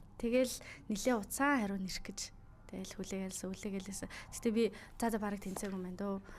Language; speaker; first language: Mongolian; native; Mongolian